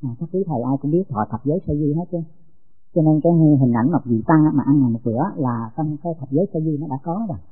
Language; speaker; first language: Vietnamese; native; Vietnamese